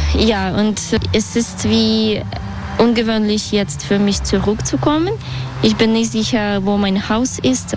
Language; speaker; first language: German; non-native, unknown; Russian